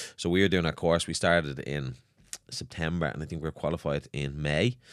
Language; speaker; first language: English; native; English